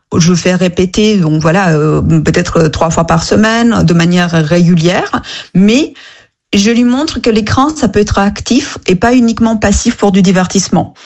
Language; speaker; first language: French; non-native, fluent; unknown